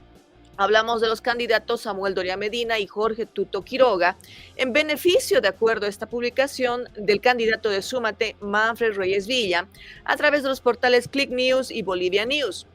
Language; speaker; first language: Spanish; native; Spanish